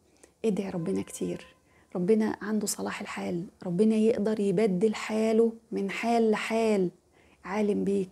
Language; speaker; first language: Arabic; native; Arabic